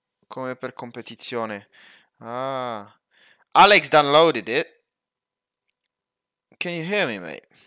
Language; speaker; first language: English; non-native, fluent; French